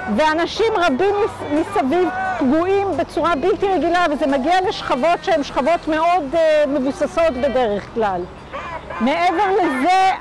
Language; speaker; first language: Hebrew; native; Hebrew